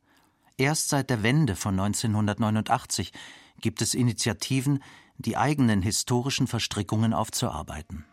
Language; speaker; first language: German; native; German